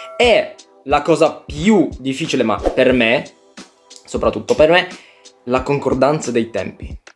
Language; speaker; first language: Italian; non-native, fluent; Russian